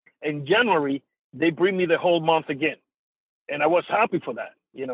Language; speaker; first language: English; non-native, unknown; Spanish